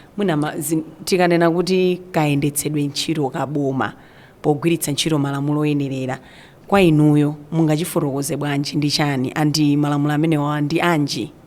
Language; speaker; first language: Nyanja; native; Nyanja